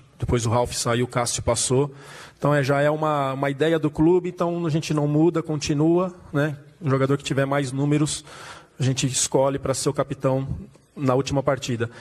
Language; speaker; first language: Portuguese; native; Portuguese